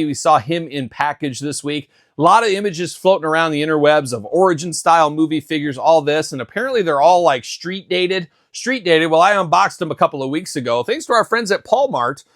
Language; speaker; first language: English; native; English